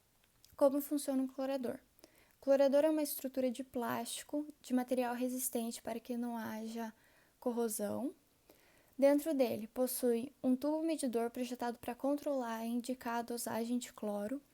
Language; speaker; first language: Portuguese; native; Portuguese